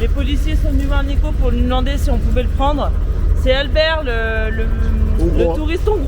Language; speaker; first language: French; native; French